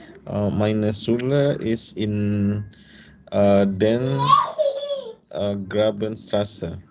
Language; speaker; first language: German; non-native, learner; Indonesian